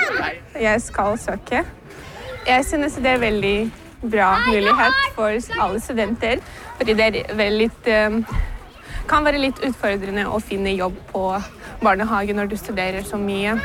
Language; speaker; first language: Norwegian; non-native, learner; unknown